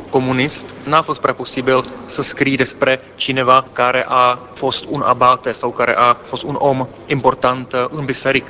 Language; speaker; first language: Romanian; non-native, fluent; Czech